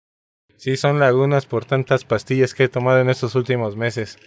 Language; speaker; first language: Spanish; native; Spanish